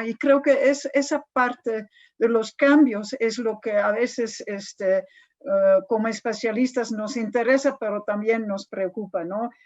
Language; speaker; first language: Spanish; non-native, fluent; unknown